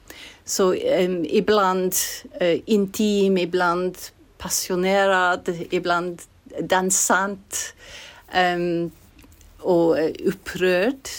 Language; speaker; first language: Swedish; non-native, fluent; English